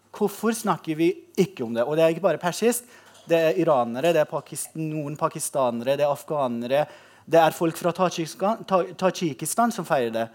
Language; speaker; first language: Norwegian; non-native, fluent; Persian